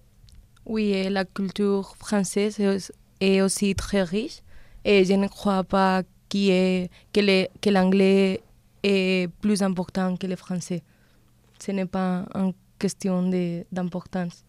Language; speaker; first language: French; non-native, learner; Spanish